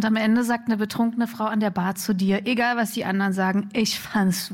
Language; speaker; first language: German; native; German